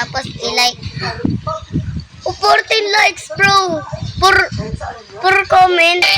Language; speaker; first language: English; non-native, learner; Filipino